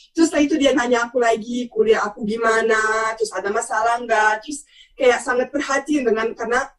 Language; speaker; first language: Indonesian; non-native, fluent; Bosnian